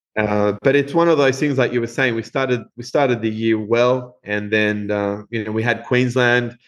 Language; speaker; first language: English; non-native, fluent; Spanish